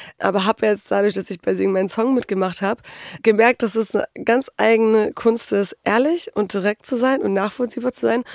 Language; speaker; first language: German; early bilingual, other home language; Polish